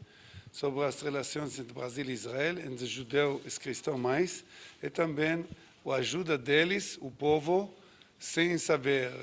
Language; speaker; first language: Portuguese; non-native, fluent; Hebrew